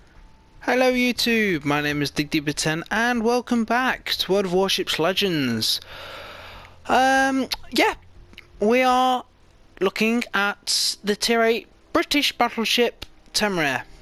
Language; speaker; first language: English; native; English